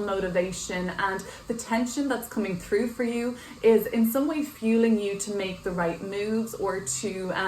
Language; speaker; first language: English; native; English